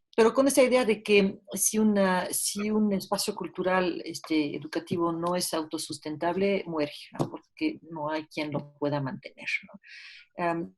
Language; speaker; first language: Spanish; early bilingual, heritage; French